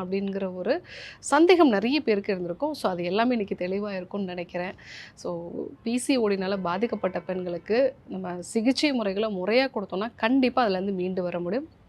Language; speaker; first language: Tamil; native; Tamil